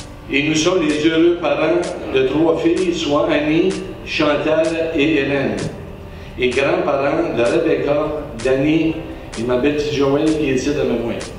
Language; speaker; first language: French; native; French